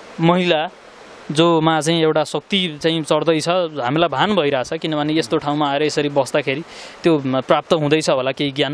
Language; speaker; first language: Nepali; native; Nepali